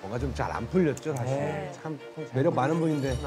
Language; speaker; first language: Korean; native; Korean